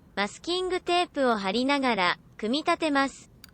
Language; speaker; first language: Japanese; native; Japanese